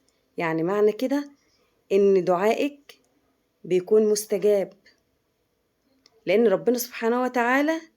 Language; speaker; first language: Arabic; native; Arabic